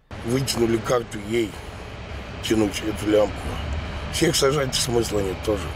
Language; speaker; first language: Russian; native; Russian